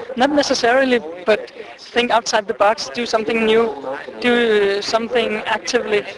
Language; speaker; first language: English; non-native, fluent; Danish